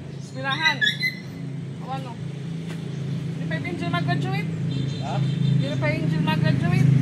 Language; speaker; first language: Filipino; non-native, local second language; Waray